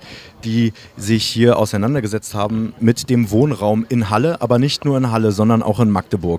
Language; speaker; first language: German; native; German